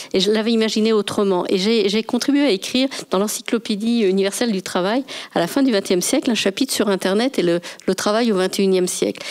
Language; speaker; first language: French; native; French